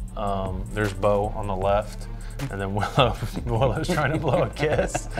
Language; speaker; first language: English; native; English